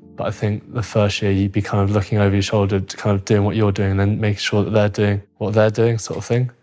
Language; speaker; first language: English; native; English